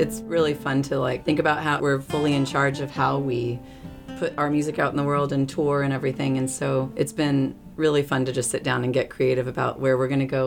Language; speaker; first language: English; early bilingual, other home language; Spanish